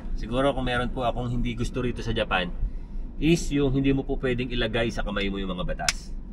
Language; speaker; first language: Filipino; native; Filipino